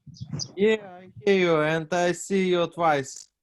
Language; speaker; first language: English; non-native, learner; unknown